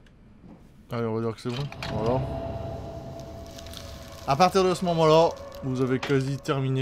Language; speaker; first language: French; native; French